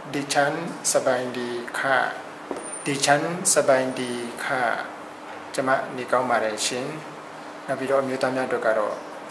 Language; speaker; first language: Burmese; native; Burmese